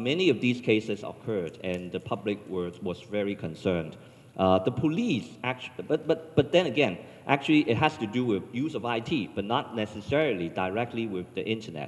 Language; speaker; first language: English; non-native, local second language; Cantonese